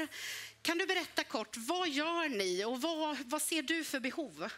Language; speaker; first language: Swedish; native; Swedish